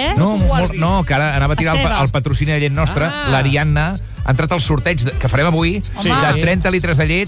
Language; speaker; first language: Catalan; native; Catalan